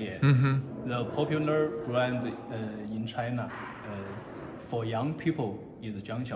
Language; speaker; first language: English; non-native, learner; Chinese